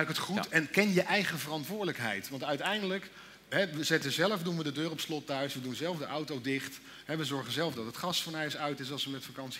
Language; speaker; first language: Dutch; native; Dutch